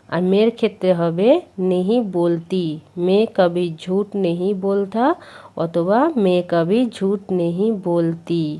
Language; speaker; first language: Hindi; non-native, fluent; Bangla